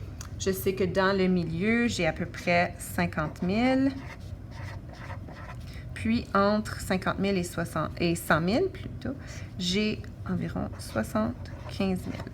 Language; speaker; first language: French; native; French